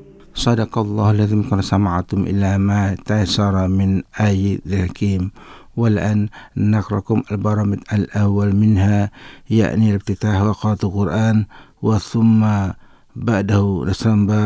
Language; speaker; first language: Arabic; non-native, fluent; Indonesian